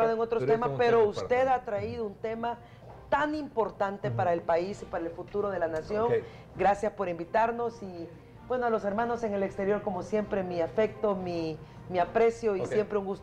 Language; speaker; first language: Spanish; native; Spanish